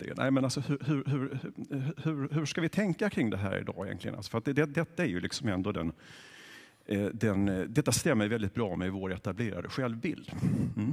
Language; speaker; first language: Swedish; native; Swedish